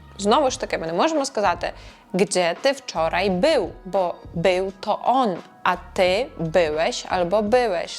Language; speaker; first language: Polish; non-native, fluent; Ukrainian